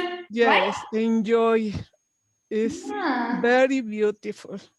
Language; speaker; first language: English; non-native, learner; Spanish